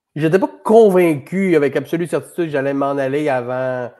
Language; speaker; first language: French; native; French